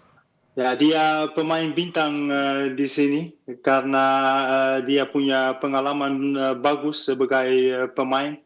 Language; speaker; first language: Indonesian; non-native, fluent; Dutch